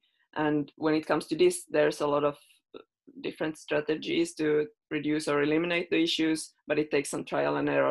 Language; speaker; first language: English; non-native, fluent; Finnish